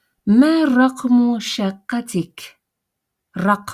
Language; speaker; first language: Arabic; non-native, fluent; Russian